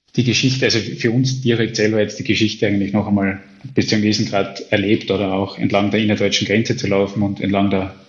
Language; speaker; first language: German; native; German